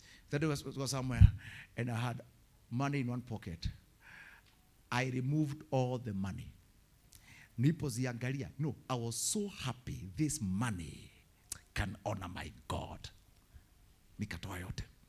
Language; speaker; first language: English; non-native, local second language; Kikuyu